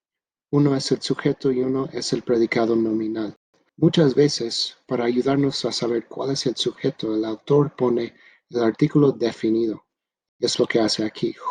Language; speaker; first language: Spanish; non-native, fluent; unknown